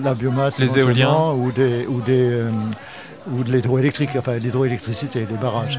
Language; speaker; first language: French; native; French